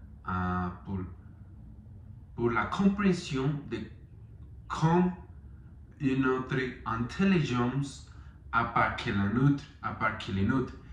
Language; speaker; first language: French; non-native, learner; Spanish